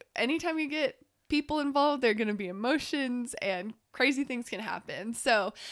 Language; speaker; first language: English; native; English